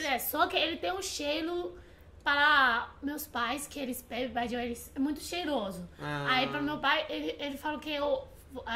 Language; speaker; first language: Portuguese; non-native, fluent; Chinese